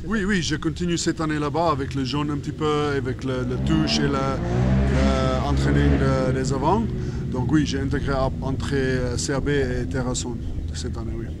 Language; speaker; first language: French; non-native, learner; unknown